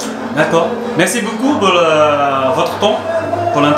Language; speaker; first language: French; non-native, learner; Indonesian